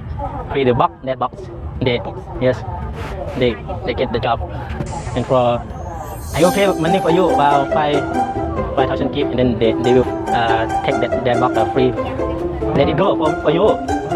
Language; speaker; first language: English; non-native, learner; Lao